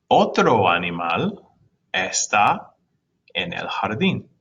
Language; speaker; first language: Spanish; non-native, fluent; English